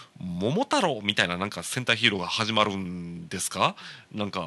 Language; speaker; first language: Japanese; native; Japanese